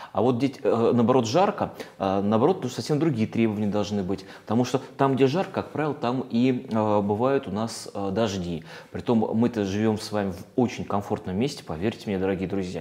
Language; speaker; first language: Russian; native; Russian